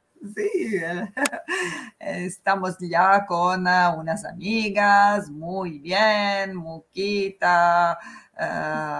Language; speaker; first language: Spanish; non-native, fluent; Italian